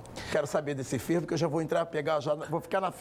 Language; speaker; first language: Portuguese; native; Portuguese